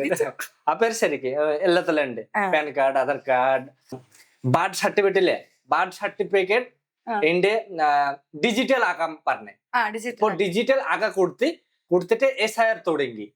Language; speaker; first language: Malayalam; non-native, fluent; Bangla